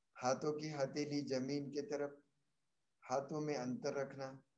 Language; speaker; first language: Hindi; non-native, local second language; Marathi